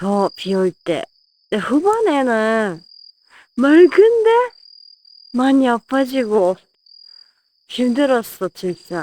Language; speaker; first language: Korean; non-native, fluent; Japanese